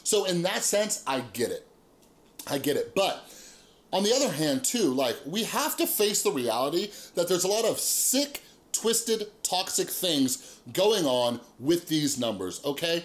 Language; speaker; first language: English; native; English